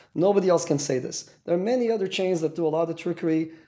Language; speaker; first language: English; non-native, fluent; Turkish